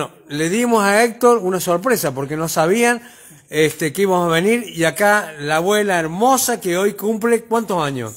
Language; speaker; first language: Spanish; native; Spanish